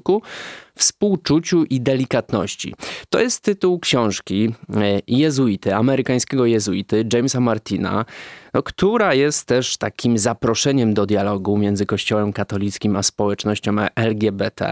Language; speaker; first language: Polish; native; Polish